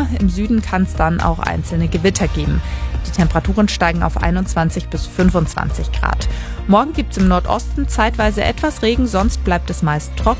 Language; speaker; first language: German; native; German